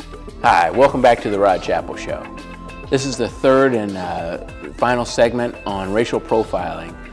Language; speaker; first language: English; native; English